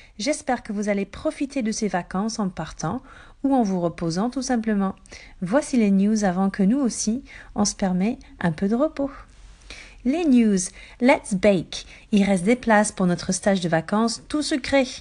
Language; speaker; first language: French; native; French